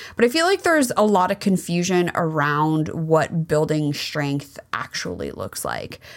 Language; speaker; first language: English; native; English